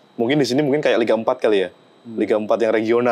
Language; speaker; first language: Indonesian; native; Indonesian